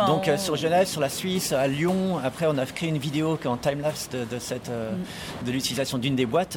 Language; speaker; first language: French; native; French